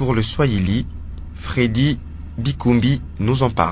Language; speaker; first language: French; non-native, local second language; Lingala